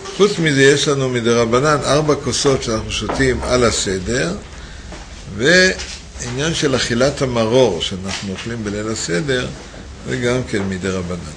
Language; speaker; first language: Hebrew; native; Hebrew